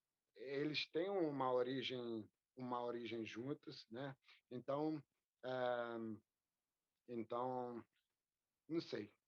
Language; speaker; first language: Portuguese; non-native, fluent; French